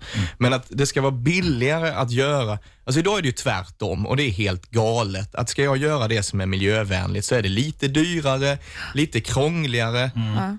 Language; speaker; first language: Swedish; native; Swedish